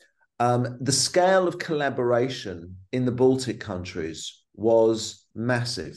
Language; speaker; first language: English; native; English